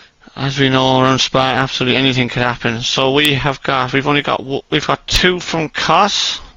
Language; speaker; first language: English; native; English